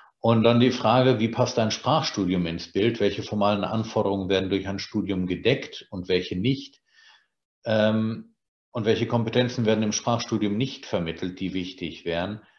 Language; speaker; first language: German; native; German